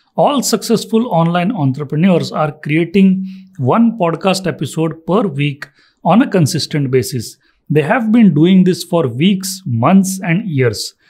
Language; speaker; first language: English; non-native, local second language; Marathi